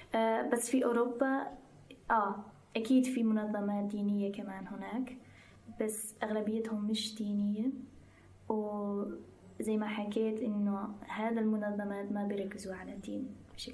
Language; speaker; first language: Arabic; non-native, fluent; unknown